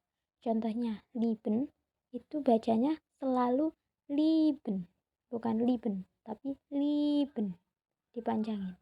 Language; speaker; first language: Indonesian; native; Indonesian